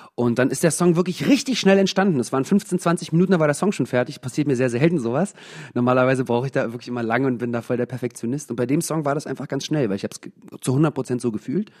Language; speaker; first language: German; native; German